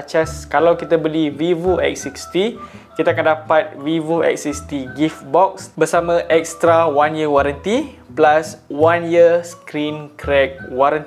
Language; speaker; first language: Malay; native; Malay